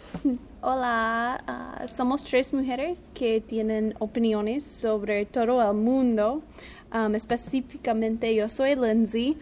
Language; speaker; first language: Spanish; non-native, learner; English